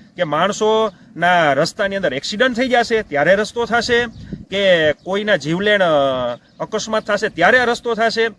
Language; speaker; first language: Gujarati; native; Gujarati